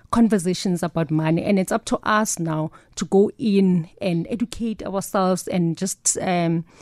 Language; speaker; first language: English; non-native, local second language; Northern Sotho